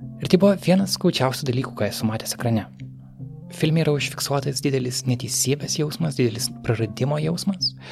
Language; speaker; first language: Lithuanian; native; Lithuanian